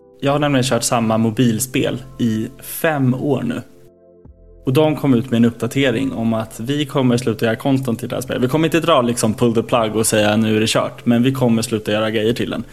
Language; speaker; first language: Swedish; native; Swedish